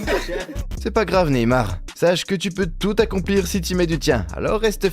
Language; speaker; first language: French; native; French